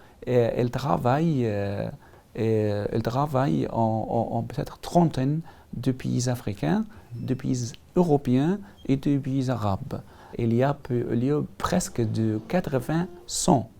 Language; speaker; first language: French; non-native, learner; Arabic